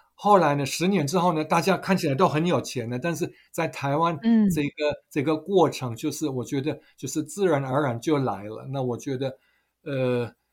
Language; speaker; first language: Chinese; non-native, fluent; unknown